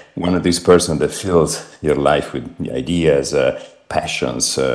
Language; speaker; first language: English; non-native, fluent; Italian